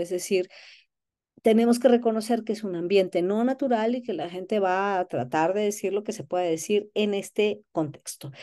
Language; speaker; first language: Spanish; native; Spanish